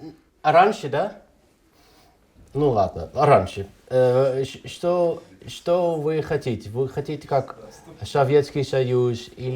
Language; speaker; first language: Russian; non-native, fluent; Dutch